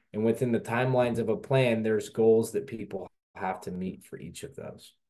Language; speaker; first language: English; native; English